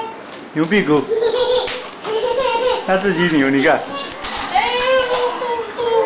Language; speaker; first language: Chinese; native; Chinese